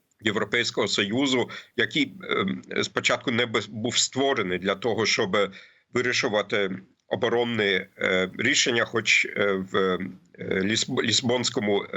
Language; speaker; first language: Ukrainian; non-native, fluent; German